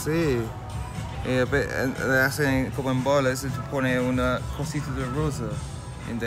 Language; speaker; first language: Spanish; non-native, learner; English